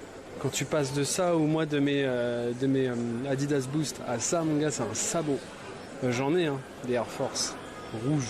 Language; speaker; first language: French; native; French